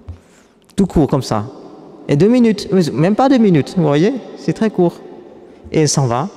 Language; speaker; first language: French; non-native, fluent; Vietnamese